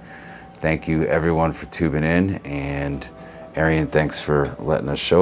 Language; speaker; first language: English; native; English